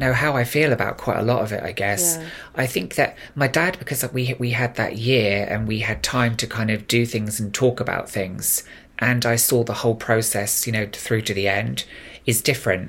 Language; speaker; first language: English; native; English